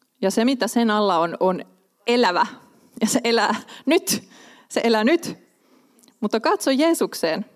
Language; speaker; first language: Finnish; non-native, local second language; Swedish